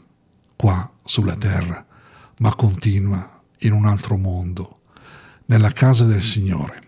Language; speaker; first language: Italian; native; Italian